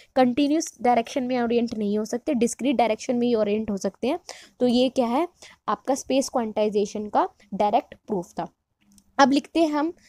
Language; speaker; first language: Hindi; non-native, local second language; Punjabi